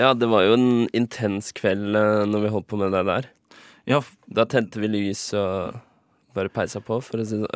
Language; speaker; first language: Norwegian; native; Norwegian